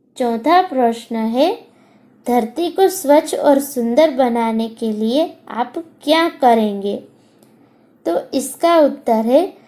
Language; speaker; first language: Hindi; non-native, local second language; Gujarati